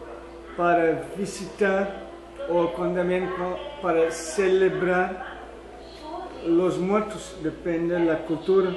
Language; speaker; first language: Spanish; non-native, fluent; Dutch